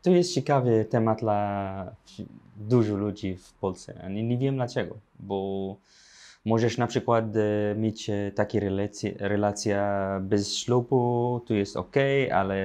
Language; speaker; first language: Polish; non-native, learner; Arabic